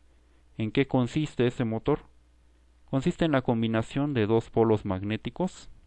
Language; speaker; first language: Spanish; native; Spanish